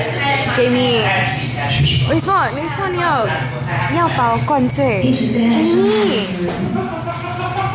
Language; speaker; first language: Chinese; non-native, local second language; English